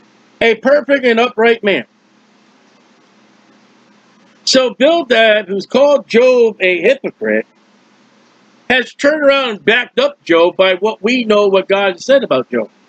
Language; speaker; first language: English; native; English